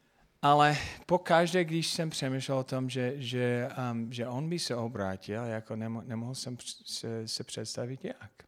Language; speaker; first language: Czech; non-native, fluent; English